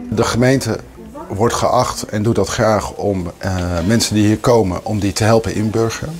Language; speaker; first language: Dutch; native; Dutch